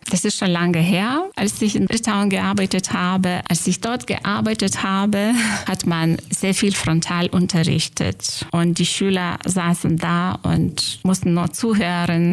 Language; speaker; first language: German; non-native, fluent; Lithuanian